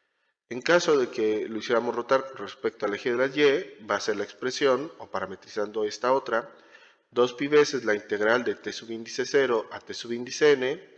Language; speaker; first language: Spanish; native; Spanish